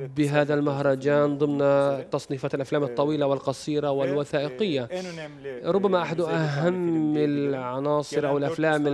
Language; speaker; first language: Arabic; non-native, fluent; Turkish